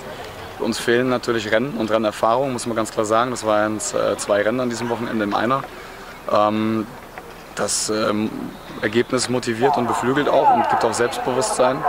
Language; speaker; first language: German; native; German